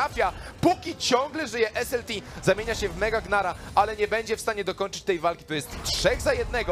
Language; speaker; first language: Polish; native; Polish